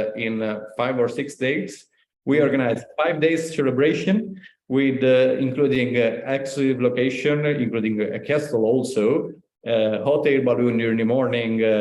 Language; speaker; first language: English; non-native, learner; Italian